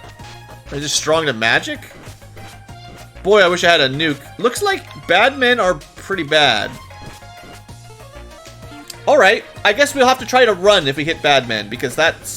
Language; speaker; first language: English; native; English